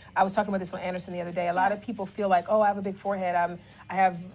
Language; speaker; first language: English; native; English